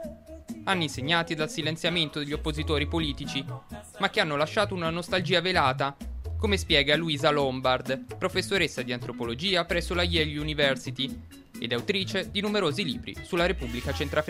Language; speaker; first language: Italian; native; Italian